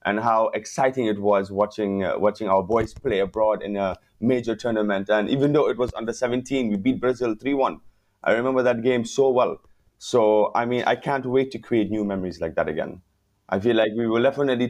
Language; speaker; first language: English; non-native, local second language; Wolof